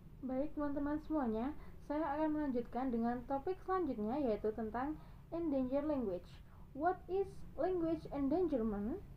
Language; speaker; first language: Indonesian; non-native, local second language; Javanese